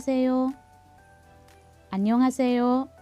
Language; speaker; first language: Korean; non-native, learner; Filipino